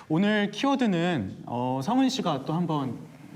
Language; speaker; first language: Korean; native; Korean